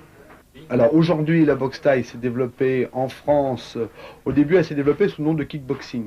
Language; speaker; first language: French; native; French